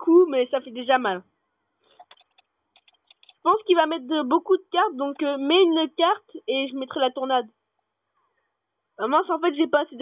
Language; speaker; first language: French; native; French